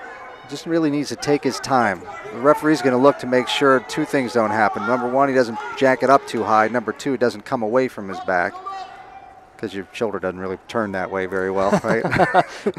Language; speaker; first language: English; native; English